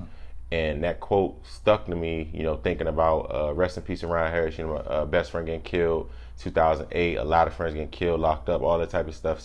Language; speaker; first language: English; native; English